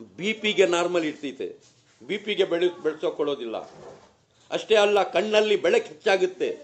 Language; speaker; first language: Kannada; non-native, local second language; Urdu